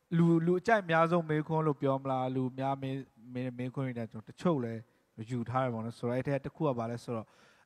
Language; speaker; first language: Burmese; non-native, local second language; Tedim Chin